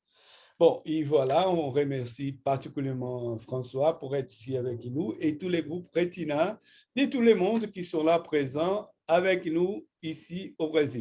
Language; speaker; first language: French; non-native, fluent; Portuguese